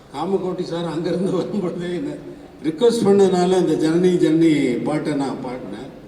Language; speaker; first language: Tamil; native; Tamil